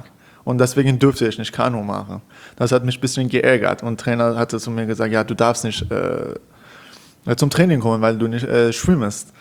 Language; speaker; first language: German; non-native, learner; Persian